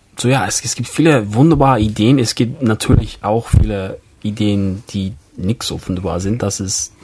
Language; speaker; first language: German; non-native, fluent; English